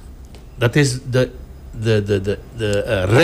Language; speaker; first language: Dutch; non-native, local second language; Papiamento